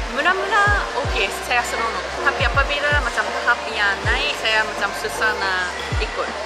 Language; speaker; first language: Malay; non-native, fluent; Japanese